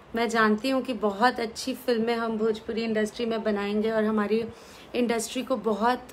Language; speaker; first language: Hindi; native; Hindi